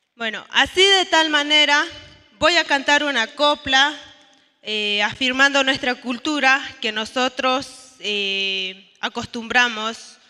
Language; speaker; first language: Spanish; native; Spanish